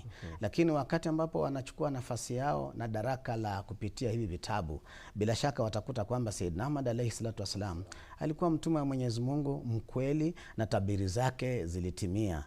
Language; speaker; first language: Swahili; native; Swahili